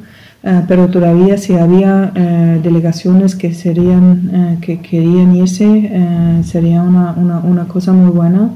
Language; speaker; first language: Spanish; non-native, learner; German